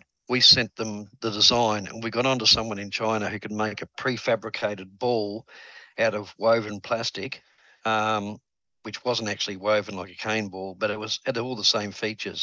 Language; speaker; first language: English; native; English